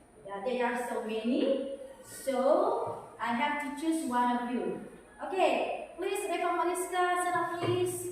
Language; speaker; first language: English; non-native, learner; Indonesian